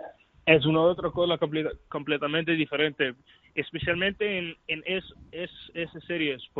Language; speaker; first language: Spanish; non-native, learner; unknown